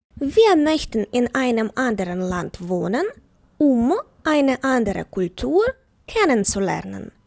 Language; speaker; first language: German; non-native, fluent; Ukrainian